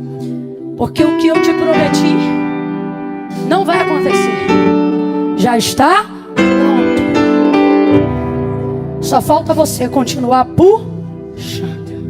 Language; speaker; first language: Portuguese; native; Portuguese